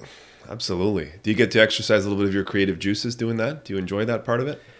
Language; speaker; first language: English; native; English